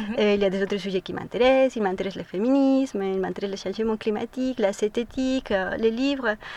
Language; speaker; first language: French; non-native, fluent; Spanish